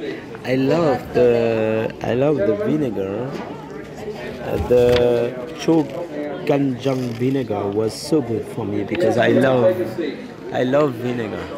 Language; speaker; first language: English; non-native, learner; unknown